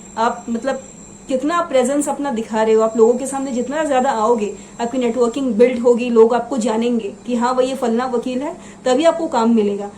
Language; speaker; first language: Hindi; non-native, local second language; Assamese